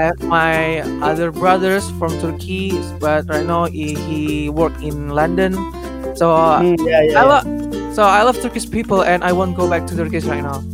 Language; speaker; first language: English; non-native, learner; Indonesian